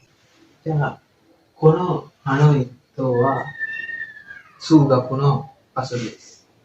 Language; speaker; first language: Japanese; non-native, learner; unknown